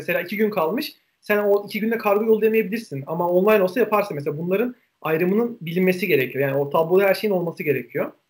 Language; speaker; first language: Turkish; native; Turkish